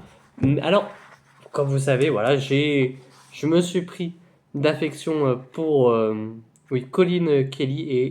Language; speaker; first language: French; native; French